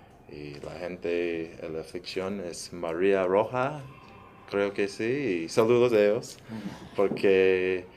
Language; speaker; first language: Spanish; early bilingual, heritage; English